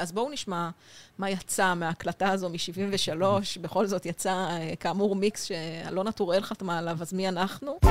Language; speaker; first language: Hebrew; native; Hebrew